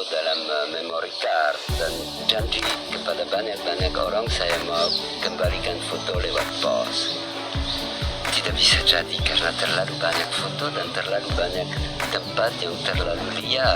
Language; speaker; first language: Indonesian; non-native, learner; French